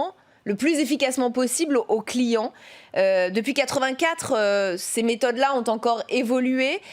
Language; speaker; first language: French; native; French